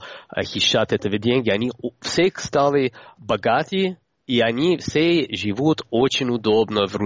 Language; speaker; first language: Russian; non-native, fluent; English